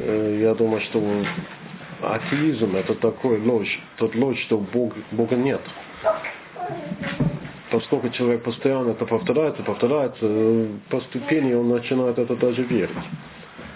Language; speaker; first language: Russian; non-native, learner; English